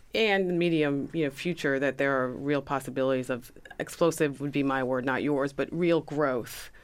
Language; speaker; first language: English; early bilingual, other home language; Yoruba